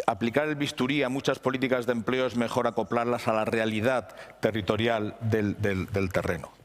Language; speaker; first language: Spanish; native; Spanish